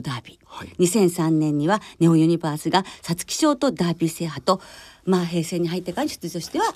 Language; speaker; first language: Japanese; native; Japanese